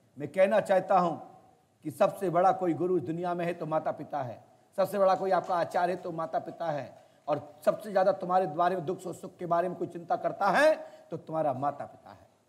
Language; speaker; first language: Hindi; native; Hindi